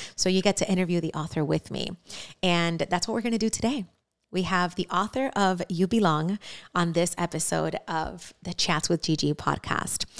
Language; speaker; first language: English; early bilingual, other home language; Spanish